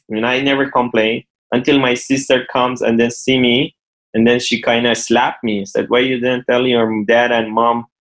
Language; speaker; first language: English; non-native, fluent; Persian